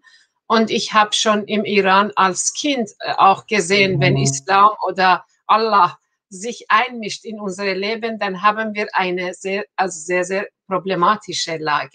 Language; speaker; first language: German; non-native, fluent; Persian